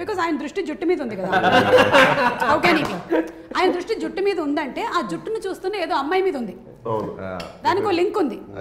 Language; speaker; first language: Telugu; native; Telugu